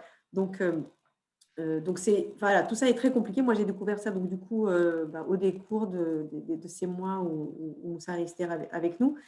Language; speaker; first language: French; native; French